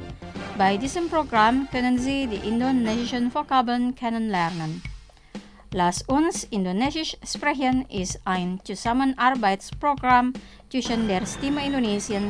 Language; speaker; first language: German; non-native, fluent; Indonesian